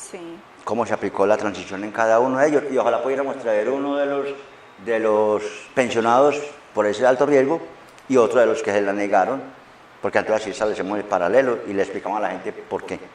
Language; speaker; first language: Spanish; native; Spanish